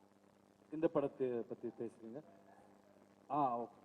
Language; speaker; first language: Tamil; non-native, learner; Kannada